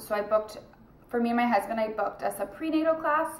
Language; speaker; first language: English; native; English